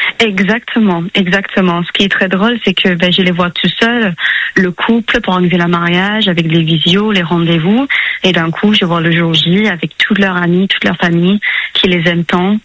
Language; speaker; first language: French; non-native, fluent; English